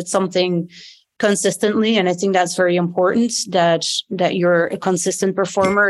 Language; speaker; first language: English; non-native, fluent; Dutch